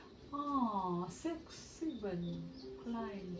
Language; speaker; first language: German; non-native, learner; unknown